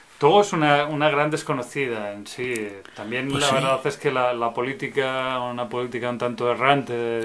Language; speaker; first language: Spanish; native; Spanish